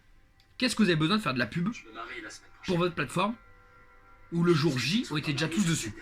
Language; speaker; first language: French; native; French